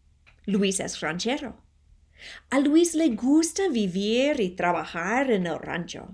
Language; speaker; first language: Spanish; non-native, fluent; English